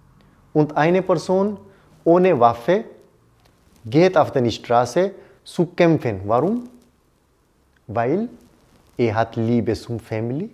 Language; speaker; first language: German; non-native, learner; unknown